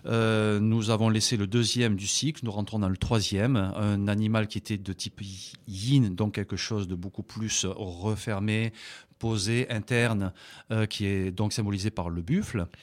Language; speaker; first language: French; native; French